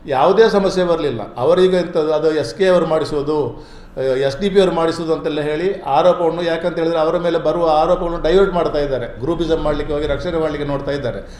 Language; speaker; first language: Kannada; non-native, local second language; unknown